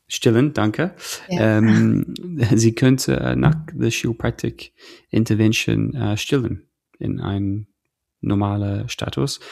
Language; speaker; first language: German; non-native, fluent; English